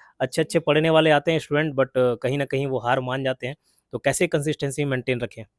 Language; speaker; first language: Hindi; native; Hindi